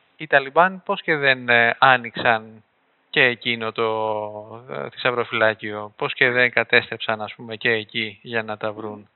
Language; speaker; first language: Greek; native; Greek